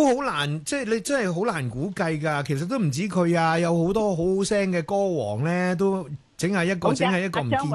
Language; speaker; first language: Cantonese; native; Cantonese